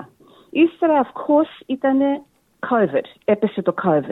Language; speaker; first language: Greek; early bilingual, heritage; Greek